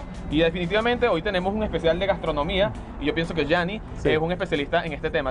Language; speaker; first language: Spanish; native; Spanish